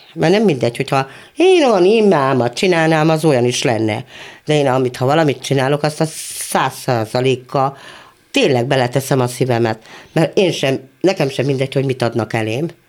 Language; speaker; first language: Hungarian; native; Hungarian